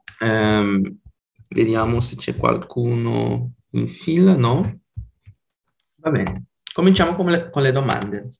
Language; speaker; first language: Italian; non-native, fluent; Portuguese